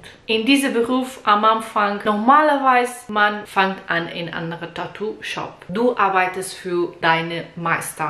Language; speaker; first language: German; non-native, learner; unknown